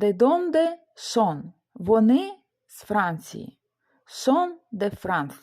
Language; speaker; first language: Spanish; non-native, fluent; Ukrainian